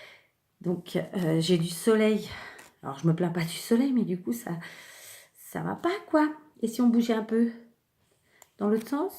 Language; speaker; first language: French; native; French